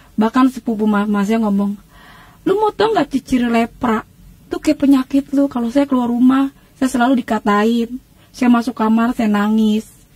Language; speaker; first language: Indonesian; native; Indonesian